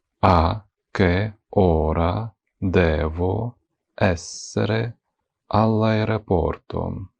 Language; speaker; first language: Italian; non-native, fluent; Ukrainian